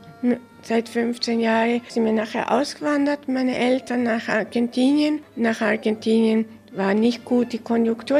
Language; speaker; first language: German; early bilingual, heritage; German